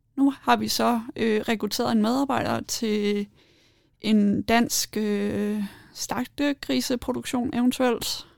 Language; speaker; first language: Danish; native; Danish